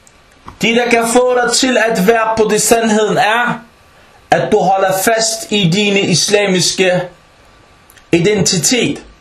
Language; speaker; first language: Danish; early bilingual, other home language; Arabic